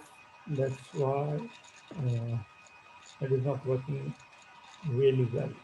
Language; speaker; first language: English; non-native, local second language; Marathi